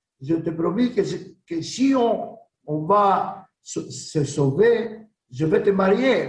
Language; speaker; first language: French; non-native, learner; Greek